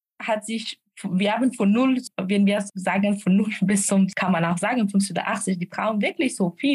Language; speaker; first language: German; non-native, fluent; Persian